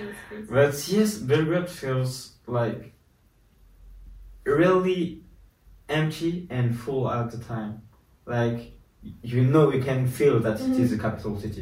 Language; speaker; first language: English; non-native, learner; French